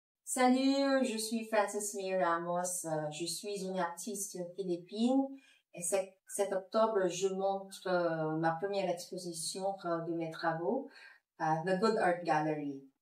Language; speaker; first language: French; non-native, fluent; Filipino